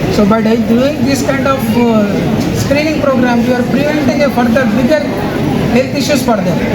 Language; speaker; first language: English; non-native, local second language; Telugu